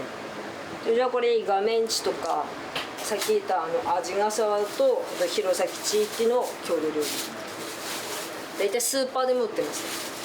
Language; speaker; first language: Japanese; native; Japanese